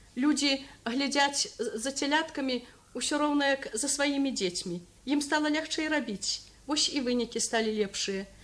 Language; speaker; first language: Belarusian; native; Belarusian